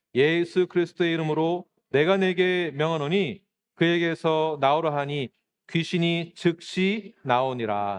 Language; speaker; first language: Korean; native; Korean